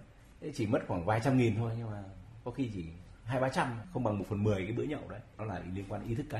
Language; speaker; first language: Vietnamese; native; Vietnamese